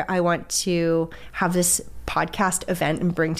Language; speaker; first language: English; native; English